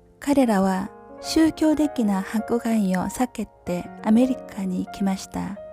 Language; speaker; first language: Japanese; non-native, learner; Korean